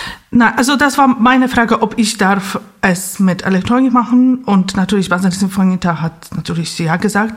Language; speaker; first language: German; non-native, fluent; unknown